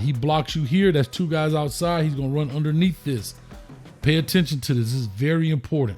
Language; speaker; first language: English; native; English